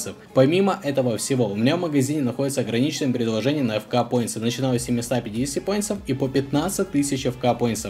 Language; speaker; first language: Russian; native; Russian